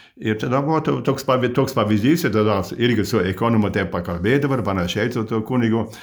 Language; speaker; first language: Lithuanian; early bilingual, heritage; Lithuanian